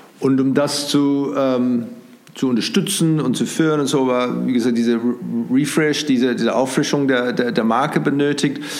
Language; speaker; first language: German; non-native, fluent; English